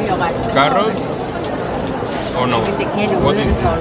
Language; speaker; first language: English; non-native, fluent; Spanish